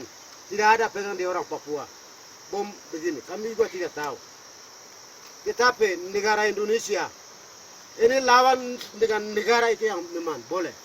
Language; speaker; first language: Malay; non-native, local second language; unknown